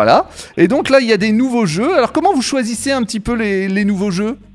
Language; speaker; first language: French; native; French